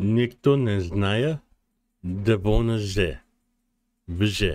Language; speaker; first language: Ukrainian; non-native, learner; English